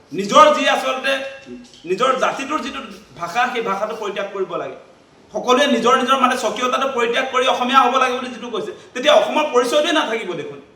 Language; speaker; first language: Assamese; non-native, local second language; Mising